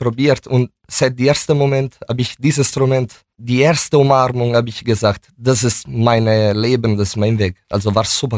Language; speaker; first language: German; non-native, fluent; Italian